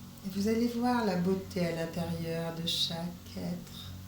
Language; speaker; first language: French; native; French